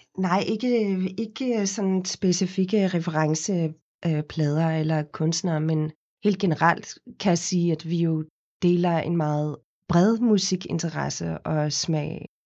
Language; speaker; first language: Danish; non-native, fluent; Afrikaans